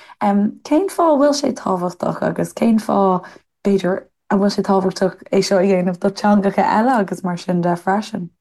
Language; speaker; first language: Irish; non-native, local second language; English